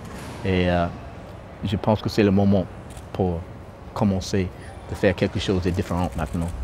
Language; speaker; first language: French; non-native, learner; English